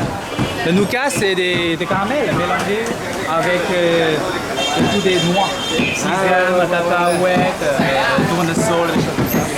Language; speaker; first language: French; non-native, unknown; Chinese